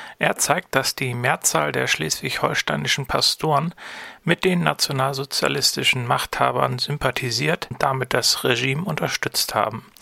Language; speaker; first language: German; native; German